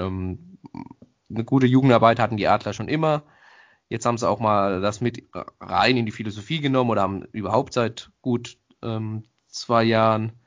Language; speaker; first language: German; native; German